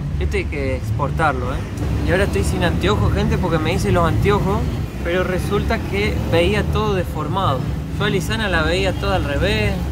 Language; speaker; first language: Spanish; native; Spanish